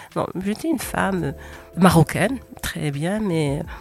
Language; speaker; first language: French; non-native, local second language; Arabic